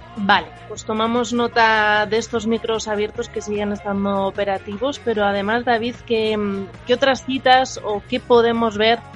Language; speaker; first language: Spanish; native; Spanish